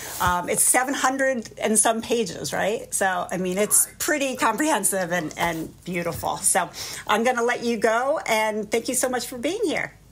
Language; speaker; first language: English; native; English